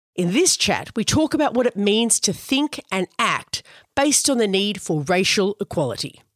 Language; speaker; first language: English; native; English